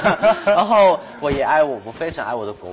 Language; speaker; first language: Chinese; non-native, fluent; Thai